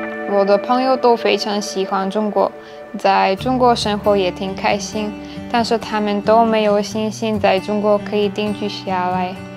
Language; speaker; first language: Chinese; non-native, fluent; Slovak